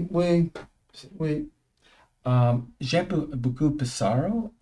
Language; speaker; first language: French; early bilingual, heritage; English